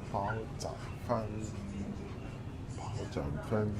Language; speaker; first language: Chinese; non-native, learner; French